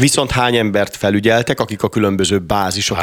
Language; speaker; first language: Hungarian; native; Hungarian